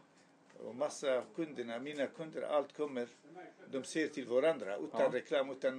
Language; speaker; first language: Swedish; non-native, learner; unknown